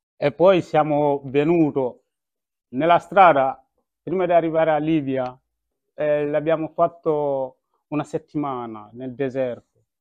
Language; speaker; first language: Italian; non-native, learner; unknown